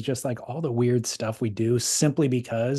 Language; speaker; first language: English; native; English